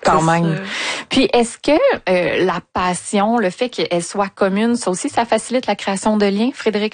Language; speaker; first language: French; native; French